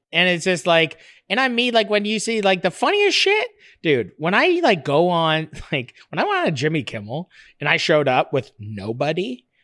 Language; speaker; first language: English; native; English